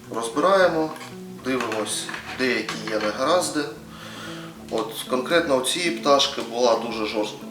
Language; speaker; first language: Ukrainian; native; Ukrainian